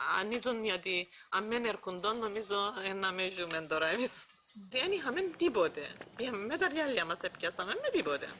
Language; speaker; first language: Greek; non-native, local second language; Turkish